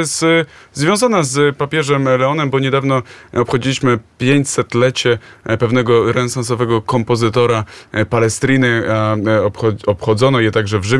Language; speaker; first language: Polish; native; Polish